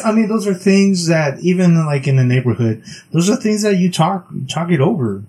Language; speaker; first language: English; early bilingual, other home language; Spanish